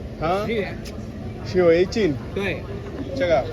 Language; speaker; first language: Chinese; non-native, learner; Bangla